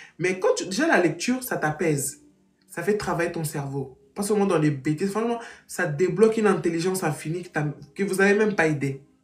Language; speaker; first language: French; non-native, fluent; Portuguese